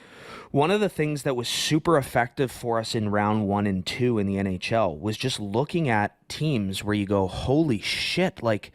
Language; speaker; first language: English; native; English